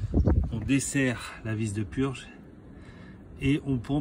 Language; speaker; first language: French; native; French